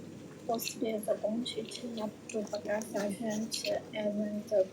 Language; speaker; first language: Russian; non-native, learner; Chinese